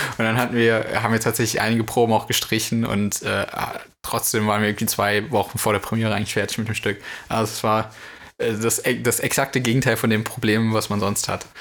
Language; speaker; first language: German; native; German